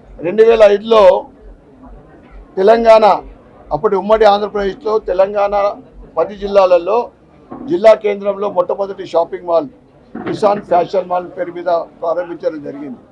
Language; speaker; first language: Telugu; native; Telugu